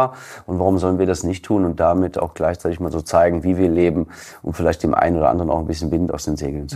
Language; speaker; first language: German; native; German